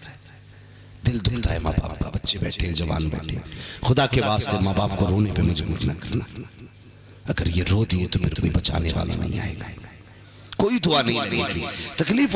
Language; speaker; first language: Hindi; native; Hindi